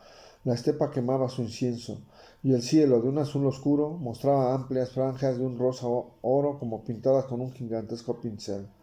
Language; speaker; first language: Spanish; native; Spanish